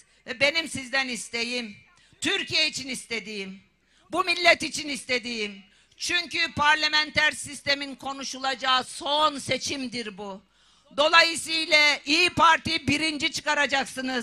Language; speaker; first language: Turkish; native; Turkish